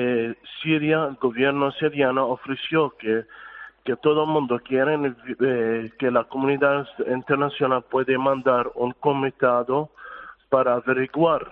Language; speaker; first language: Spanish; non-native, fluent; Arabic